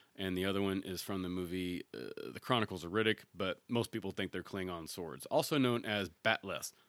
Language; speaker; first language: English; native; English